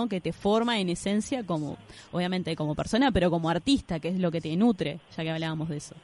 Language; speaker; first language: Spanish; native; Spanish